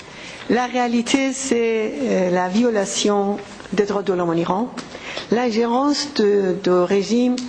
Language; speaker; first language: French; non-native, fluent; Persian